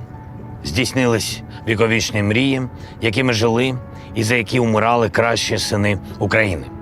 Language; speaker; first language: Ukrainian; non-native, local second language; Russian